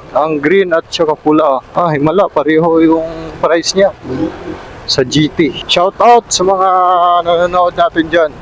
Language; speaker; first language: Filipino; non-native, local second language; Cebuano